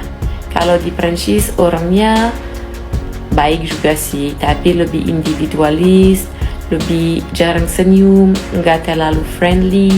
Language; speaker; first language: Indonesian; non-native, fluent; French